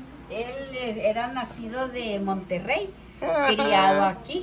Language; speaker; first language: Spanish; native; Spanish